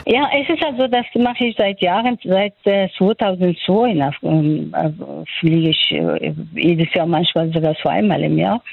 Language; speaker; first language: German; non-native, fluent; Persian